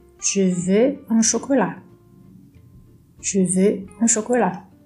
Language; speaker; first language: French; non-native, fluent; Portuguese